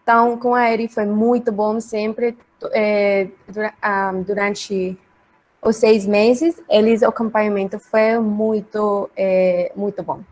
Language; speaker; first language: Portuguese; non-native, learner; Spanish